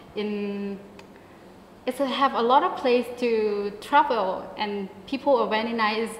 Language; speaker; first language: English; non-native, learner; Thai